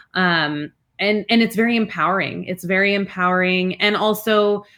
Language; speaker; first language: English; early bilingual, other home language; Spanish